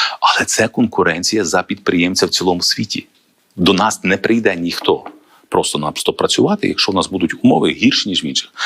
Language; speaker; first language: Ukrainian; native; Ukrainian